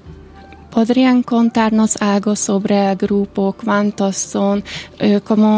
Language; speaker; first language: Spanish; non-native, learner; Hungarian